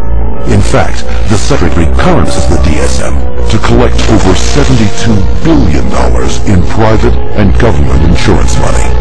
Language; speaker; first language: English; native; English